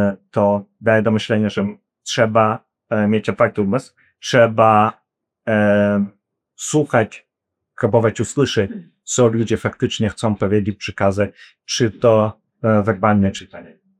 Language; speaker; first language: Polish; non-native, fluent; Ukrainian